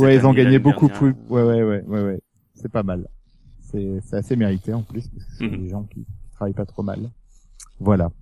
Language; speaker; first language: French; native; French